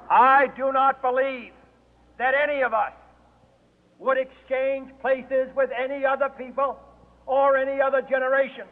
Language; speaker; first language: English; native; English